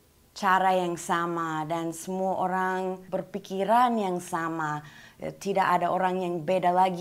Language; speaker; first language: Indonesian; non-native, fluent; English